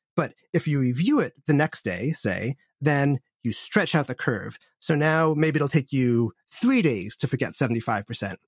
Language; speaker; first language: English; native; English